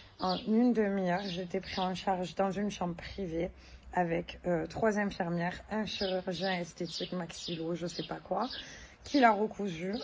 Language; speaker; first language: French; native; French